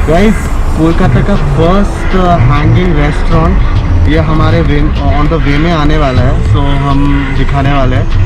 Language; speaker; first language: Hindi; non-native, local second language; Bangla